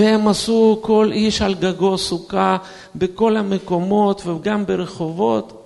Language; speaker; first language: Hebrew; non-native, fluent; Russian